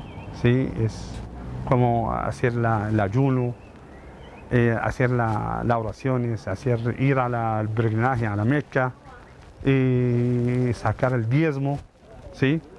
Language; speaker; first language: Spanish; non-native, fluent; Arabic